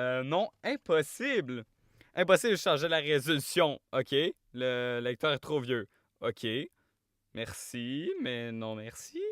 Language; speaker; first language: French; native; French